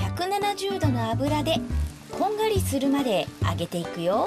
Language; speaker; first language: Japanese; native; Japanese